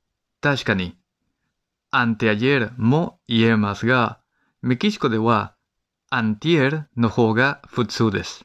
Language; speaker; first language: Japanese; non-native, fluent; Spanish